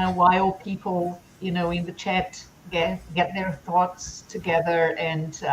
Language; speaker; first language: English; non-native, fluent; Portuguese